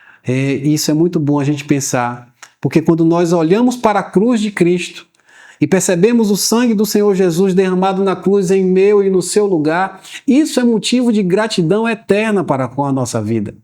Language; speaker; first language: Portuguese; native; Portuguese